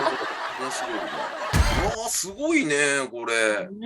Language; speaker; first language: Japanese; native; Japanese